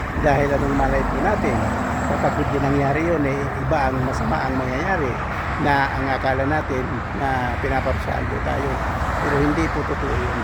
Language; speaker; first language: Filipino; non-native, local second language; Cebuano